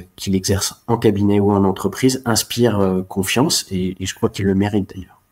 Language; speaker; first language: French; native; French